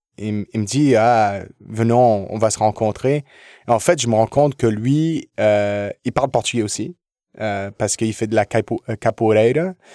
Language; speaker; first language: French; early bilingual, other home language; English